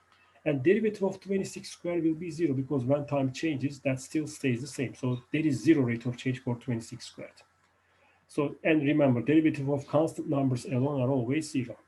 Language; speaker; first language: English; non-native, fluent; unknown